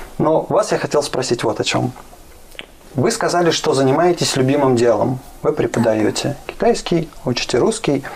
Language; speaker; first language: Russian; native; Russian